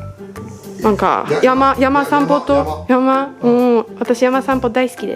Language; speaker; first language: Japanese; non-native, learner; Slovak